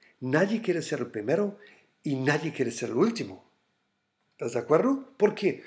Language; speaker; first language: Spanish; non-native, fluent; German